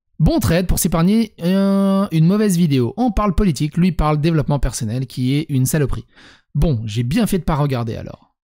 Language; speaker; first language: French; early bilingual, other home language; Serbian